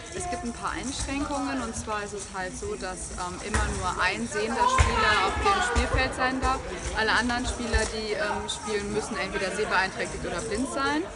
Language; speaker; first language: German; native; German